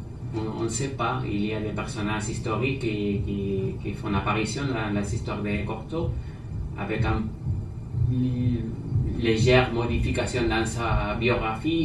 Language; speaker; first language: French; non-native, fluent; Spanish